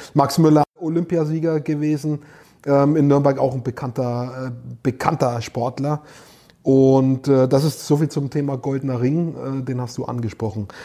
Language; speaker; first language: German; native; German